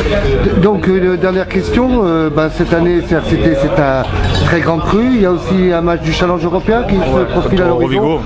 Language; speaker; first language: French; native; French